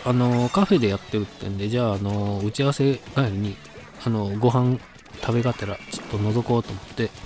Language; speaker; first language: Japanese; native; Japanese